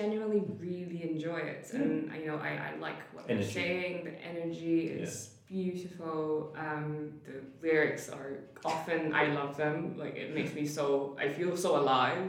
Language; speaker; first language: English; non-native, local second language; Cantonese